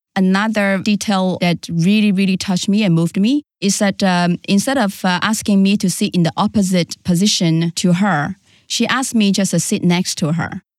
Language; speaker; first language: English; non-native, fluent; Chinese